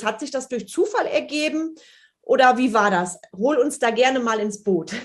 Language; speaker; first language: German; native; German